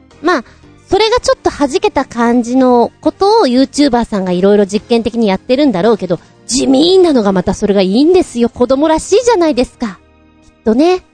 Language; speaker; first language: Japanese; native; Japanese